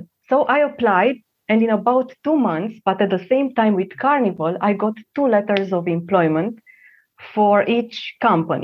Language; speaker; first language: English; non-native, fluent; Romanian